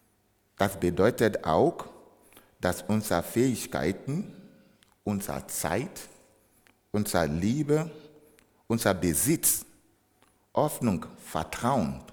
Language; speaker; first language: German; non-native, fluent; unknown